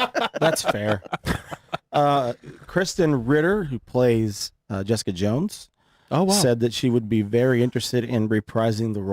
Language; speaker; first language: English; native; English